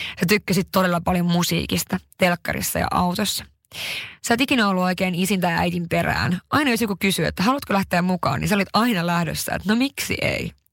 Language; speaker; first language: Finnish; early bilingual, heritage; Finnish